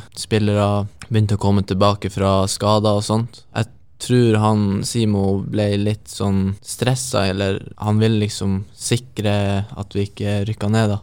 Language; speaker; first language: Norwegian; native; Norwegian